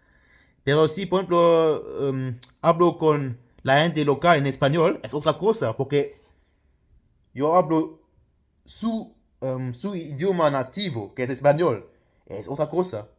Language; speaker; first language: Spanish; non-native, fluent; Luxembourgish